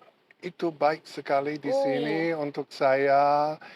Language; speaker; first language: Indonesian; non-native, learner; English